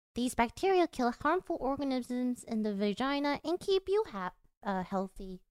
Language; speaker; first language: English; early bilingual, other home language; Korean